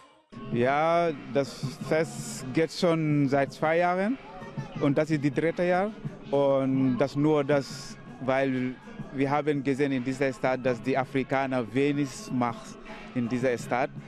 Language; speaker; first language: German; non-native, learner; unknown